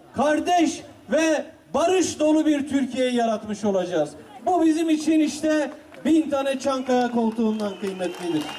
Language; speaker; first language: Turkish; non-native, local second language; Kurdish